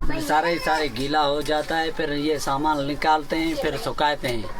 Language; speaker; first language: Hindi; non-native, local second language; Sindhi